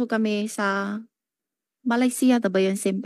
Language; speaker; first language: Filipino; non-native, learner; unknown